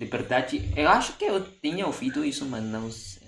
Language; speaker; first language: Portuguese; non-native, fluent; Indonesian